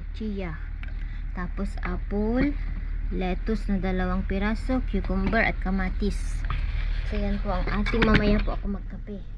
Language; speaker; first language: Filipino; non-native, local second language; Iloko